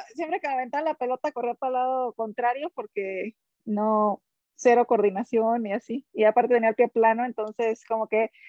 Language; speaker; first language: Spanish; native; Spanish